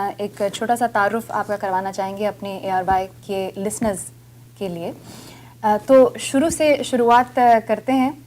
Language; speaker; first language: Urdu; native; Urdu